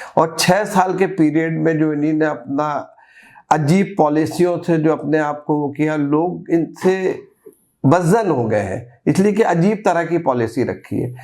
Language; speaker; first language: Urdu; native; Urdu